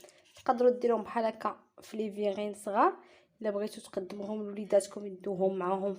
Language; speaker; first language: Arabic; native; Arabic